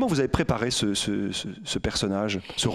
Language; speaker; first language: French; native; French